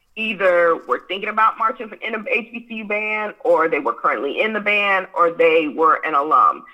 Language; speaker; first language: English; native; English